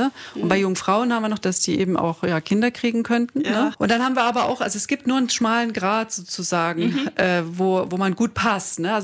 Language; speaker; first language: German; native; German